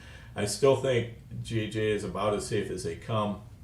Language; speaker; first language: English; native; English